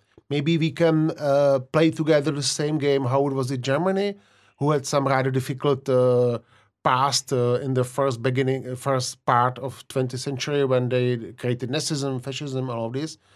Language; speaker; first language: English; non-native, fluent; Czech